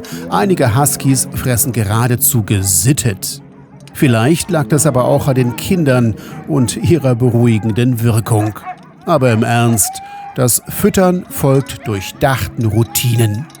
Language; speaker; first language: German; native; German